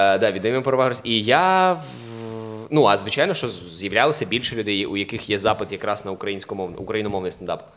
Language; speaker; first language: Ukrainian; non-native, local second language; Russian